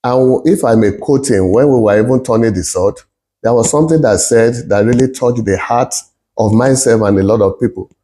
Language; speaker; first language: English; non-native, local second language; Yoruba